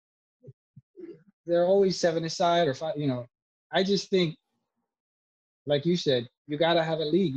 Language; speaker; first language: English; native; English